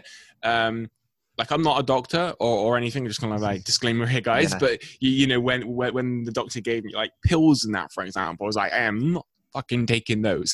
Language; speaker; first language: English; native; English